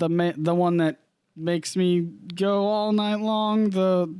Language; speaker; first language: English; native; English